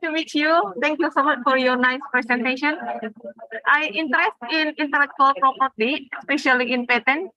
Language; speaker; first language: English; non-native, learner; Indonesian